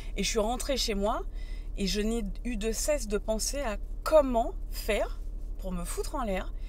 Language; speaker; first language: French; native; French